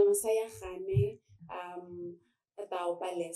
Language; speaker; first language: Indonesian; non-native, learner; Tswana